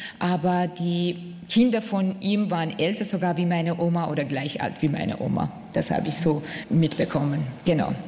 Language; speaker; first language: German; non-native, fluent; Central Kurdish